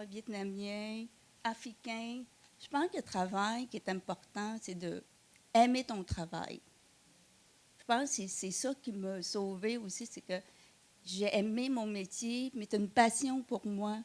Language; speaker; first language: French; non-native, fluent; Vietnamese